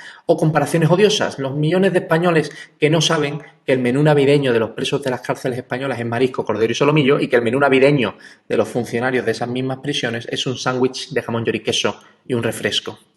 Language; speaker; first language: Spanish; native; Spanish